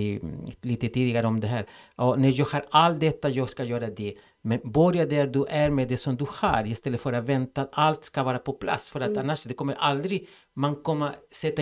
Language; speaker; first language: Swedish; non-native, fluent; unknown